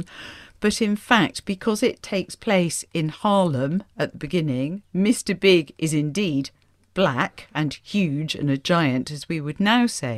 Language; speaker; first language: English; native; English